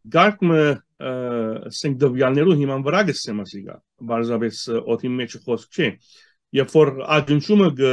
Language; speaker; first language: Armenian; early bilingual, heritage; Armenian